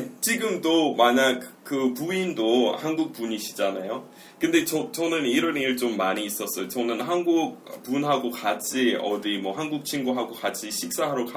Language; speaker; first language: Korean; non-native, fluent; English